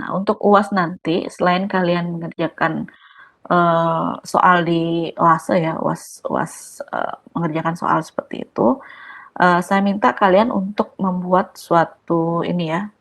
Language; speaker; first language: Indonesian; native; Indonesian